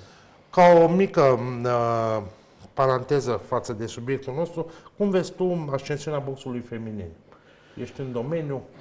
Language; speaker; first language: Romanian; native; Romanian